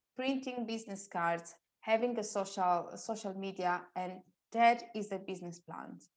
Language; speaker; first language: English; non-native, fluent; Italian